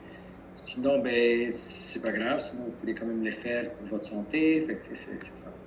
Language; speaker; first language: French; native; French